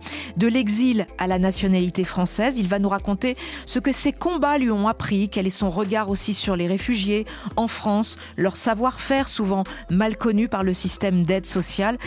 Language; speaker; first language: French; native; French